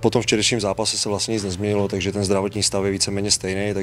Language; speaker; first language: Czech; native; Czech